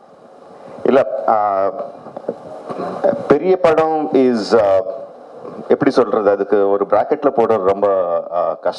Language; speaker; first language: Tamil; non-native, local second language; Telugu